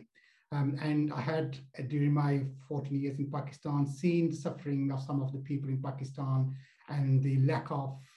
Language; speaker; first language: English; non-native, local second language; Punjabi